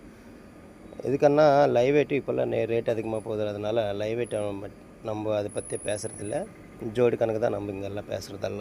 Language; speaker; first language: Tamil; native; Tamil